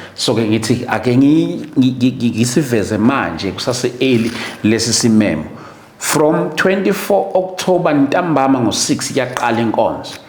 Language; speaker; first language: Zulu; native; Zulu